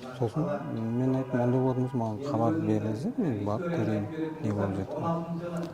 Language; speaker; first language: Kazakh; native; Kazakh